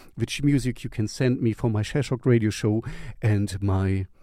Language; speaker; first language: English; non-native, fluent; German